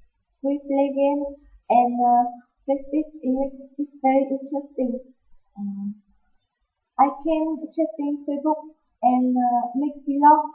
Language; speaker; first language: English; non-native, learner; Vietnamese